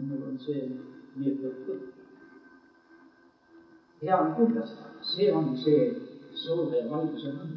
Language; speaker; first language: Finnish; non-native, learner; Estonian